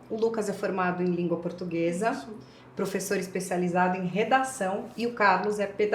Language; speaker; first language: Portuguese; native; Portuguese